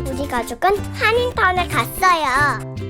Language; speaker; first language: Korean; early bilingual, heritage; Korean